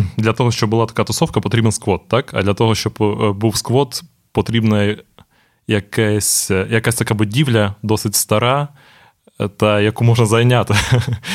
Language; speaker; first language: Ukrainian; non-native, local second language; Russian